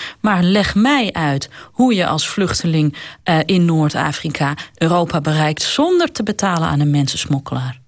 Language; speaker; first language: Dutch; native; Dutch